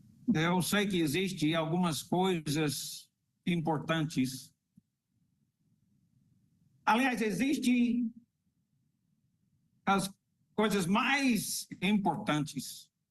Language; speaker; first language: Portuguese; non-native, fluent; English